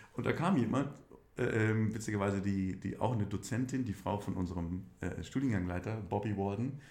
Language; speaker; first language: German; native; German